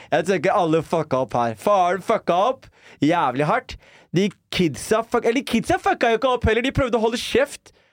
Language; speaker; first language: Norwegian; early bilingual, other home language; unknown